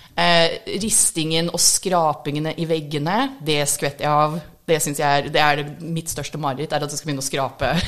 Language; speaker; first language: Norwegian; non-native, fluent; English